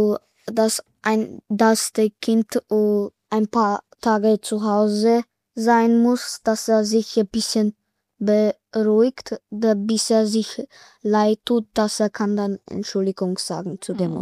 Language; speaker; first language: German; early bilingual, other home language; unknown